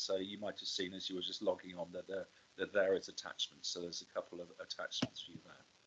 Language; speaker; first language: English; native; English